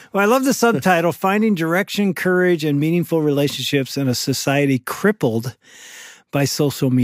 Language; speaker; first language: English; native; English